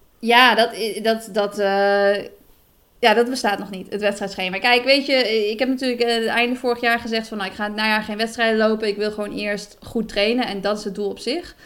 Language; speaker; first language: Dutch; native; Dutch